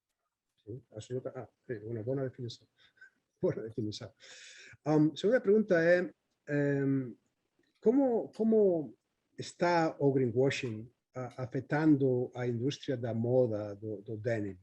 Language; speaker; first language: Portuguese; non-native, fluent; Spanish